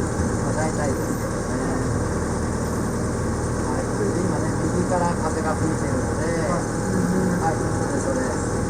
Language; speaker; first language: Japanese; native; Japanese